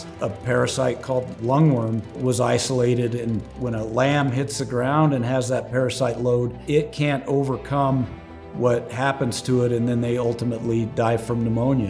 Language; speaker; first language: English; native; English